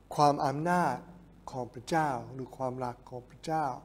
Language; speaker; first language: Thai; non-native, fluent; English